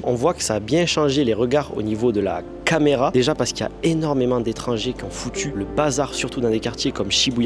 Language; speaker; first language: French; native; French